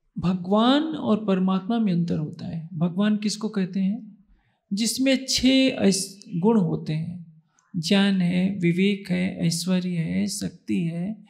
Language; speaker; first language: Hindi; native; Hindi